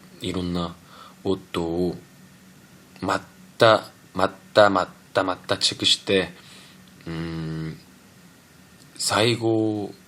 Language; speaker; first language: Japanese; non-native, fluent; Korean